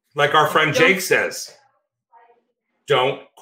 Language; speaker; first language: English; native; English